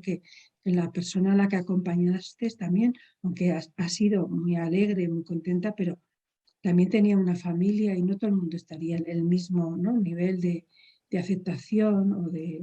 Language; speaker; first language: Spanish; native; Spanish